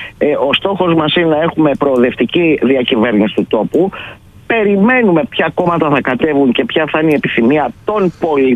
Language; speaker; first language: Greek; native; Greek